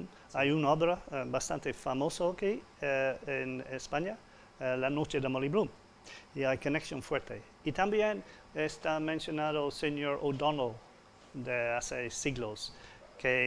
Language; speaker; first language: Spanish; non-native, fluent; English